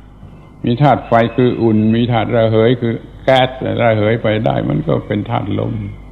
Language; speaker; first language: Thai; native; Thai